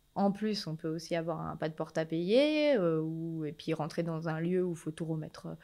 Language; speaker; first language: French; native; French